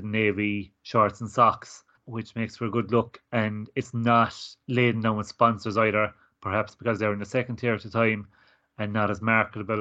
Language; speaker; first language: English; native; English